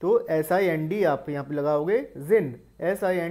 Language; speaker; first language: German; non-native, learner; Hindi